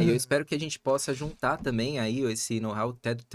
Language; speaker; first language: Portuguese; native; Portuguese